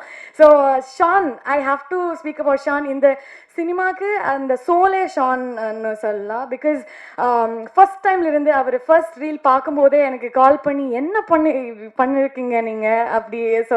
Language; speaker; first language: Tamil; non-native, learner; Kannada